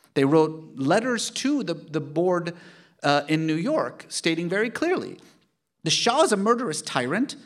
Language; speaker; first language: English; early bilingual, other home language; Persian